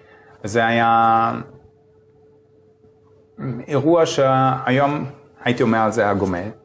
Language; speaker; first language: Hebrew; non-native, fluent; German